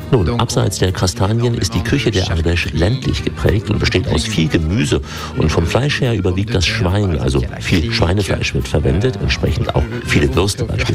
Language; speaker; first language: German; native; German